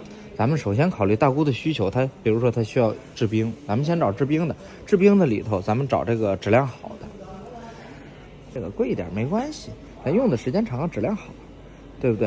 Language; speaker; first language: Chinese; native; Chinese